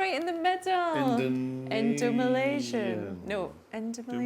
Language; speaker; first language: English; native; English